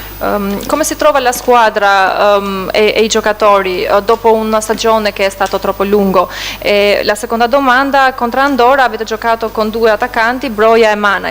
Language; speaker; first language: Italian; non-native, fluent; Albanian